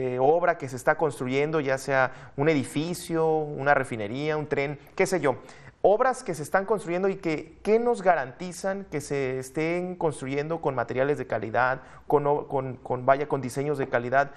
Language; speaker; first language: Spanish; native; Spanish